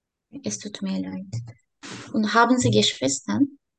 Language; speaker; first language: German; non-native, learner; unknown